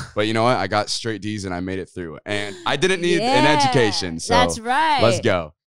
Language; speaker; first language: English; native; English